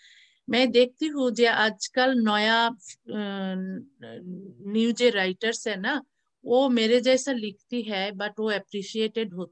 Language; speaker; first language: Hindi; non-native, learner; Bangla